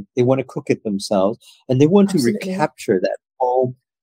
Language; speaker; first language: English; native; English